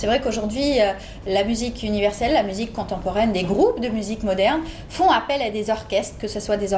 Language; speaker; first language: French; native; French